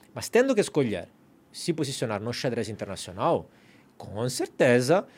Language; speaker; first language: Portuguese; non-native, fluent; Italian